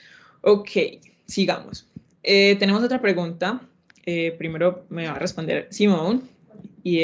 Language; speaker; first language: Spanish; native; Spanish